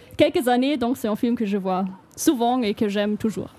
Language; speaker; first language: French; non-native, fluent; German